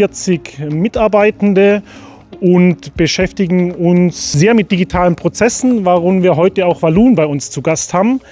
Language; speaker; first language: German; native; German